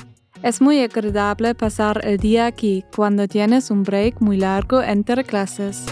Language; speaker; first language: Spanish; non-native, fluent; German